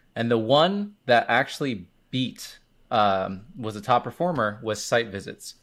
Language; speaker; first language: English; native; English